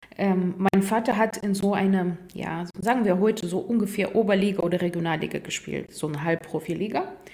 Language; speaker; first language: German; non-native, fluent; Russian